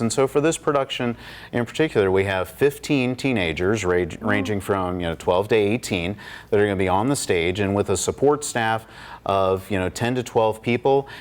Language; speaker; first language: English; native; English